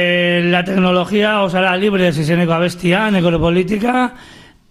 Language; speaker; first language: Basque; native; Basque